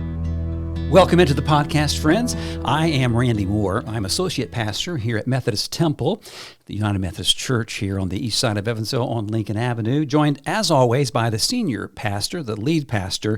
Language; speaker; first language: English; native; English